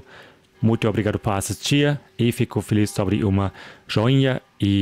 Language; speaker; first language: Portuguese; non-native, fluent; German